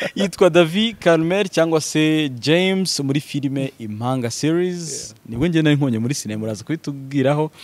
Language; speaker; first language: Kinyarwanda; native; Kinyarwanda